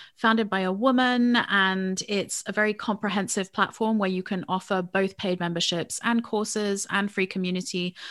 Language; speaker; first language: English; native; English